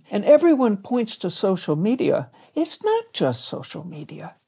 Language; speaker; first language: English; native; English